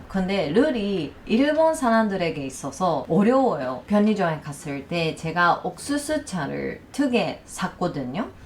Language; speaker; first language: Korean; non-native, learner; Japanese